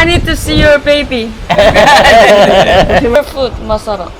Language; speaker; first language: English; non-native, learner; Korean